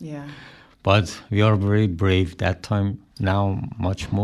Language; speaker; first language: English; non-native, learner; Persian